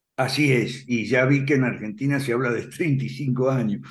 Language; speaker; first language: Spanish; native; Spanish